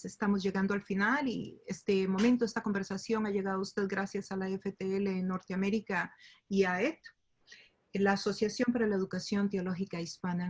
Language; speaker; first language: Spanish; native; Spanish